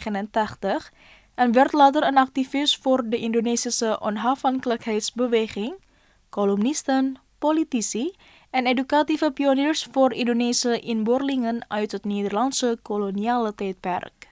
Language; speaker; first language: Dutch; non-native, fluent; Indonesian